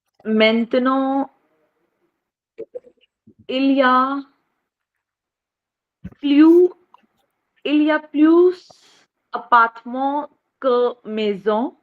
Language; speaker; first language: French; non-native, learner; Hindi